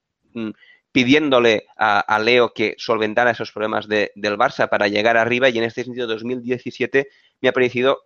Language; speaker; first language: Spanish; native; Spanish